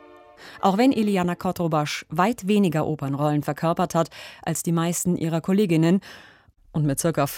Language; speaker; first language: German; native; German